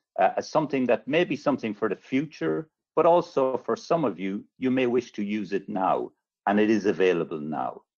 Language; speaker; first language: English; native; English